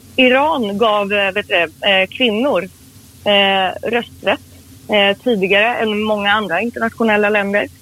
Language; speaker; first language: Swedish; early bilingual, other home language; Persian